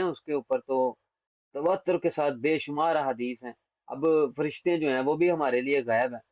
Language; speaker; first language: Hindi; non-native, local second language; Punjabi